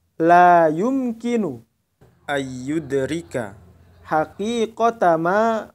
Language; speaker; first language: Arabic; non-native, fluent; Indonesian